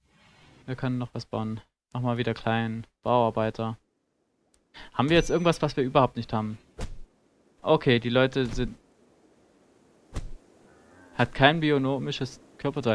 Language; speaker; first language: German; native; German